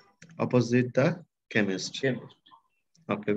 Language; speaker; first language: English; non-native, fluent; Bangla